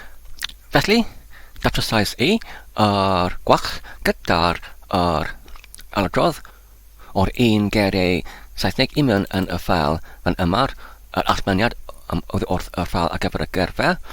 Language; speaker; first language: Welsh; non-native, learner; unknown